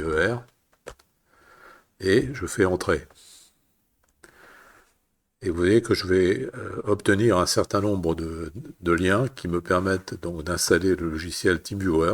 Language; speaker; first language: French; native; French